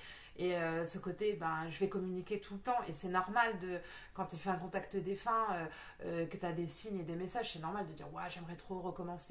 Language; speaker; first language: French; native; French